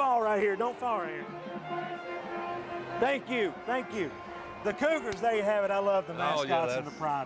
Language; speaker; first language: English; native; English